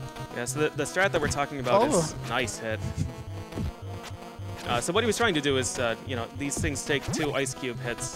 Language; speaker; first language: English; native; English